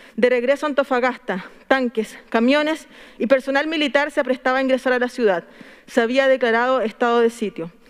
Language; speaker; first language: Spanish; native; Spanish